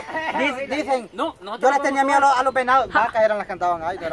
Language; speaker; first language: Spanish; native; Spanish